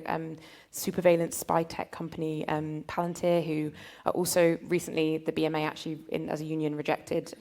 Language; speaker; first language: English; native; English